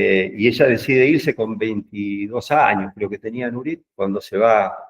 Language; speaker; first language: Spanish; native; Spanish